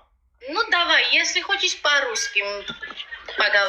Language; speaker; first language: Russian; non-native, fluent; Georgian